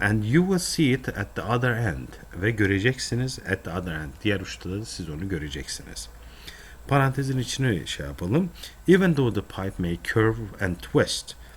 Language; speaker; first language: English; non-native, fluent; Turkish